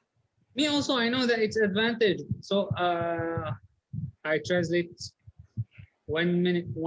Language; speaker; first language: English; non-native, learner; Arabic